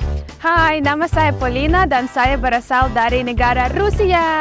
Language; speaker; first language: Indonesian; non-native, fluent; Russian